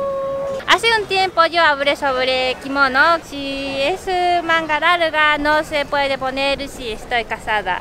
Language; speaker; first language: Spanish; non-native, learner; Japanese